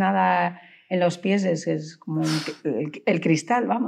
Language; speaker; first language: Spanish; native; Spanish